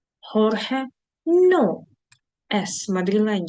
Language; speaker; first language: Spanish; non-native, fluent; Ukrainian